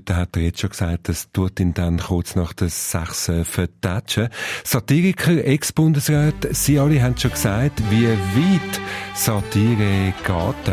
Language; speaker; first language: German; native; German